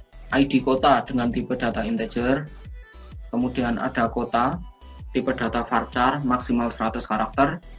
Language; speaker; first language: Indonesian; native; Indonesian